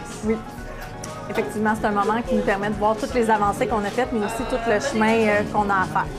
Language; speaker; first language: French; native; French